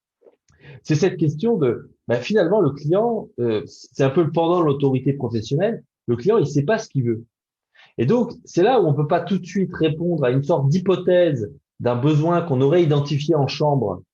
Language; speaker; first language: French; native; French